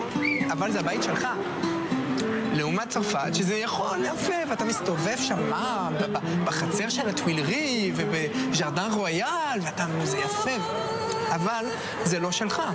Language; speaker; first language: Hebrew; non-native, fluent; French